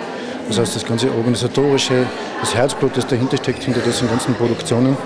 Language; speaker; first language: German; native; German